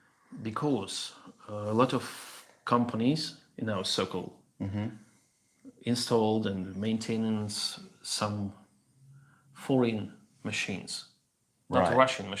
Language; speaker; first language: English; non-native, learner; Russian